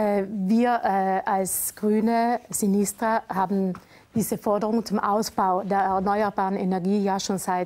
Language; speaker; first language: German; native; German